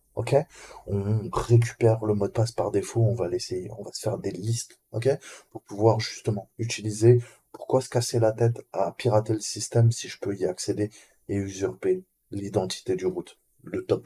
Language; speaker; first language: French; native; French